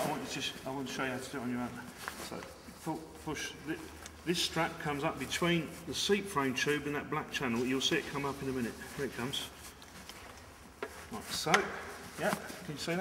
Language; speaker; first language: English; native; English